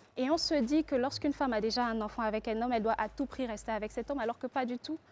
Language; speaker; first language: French; non-native, local second language; Fang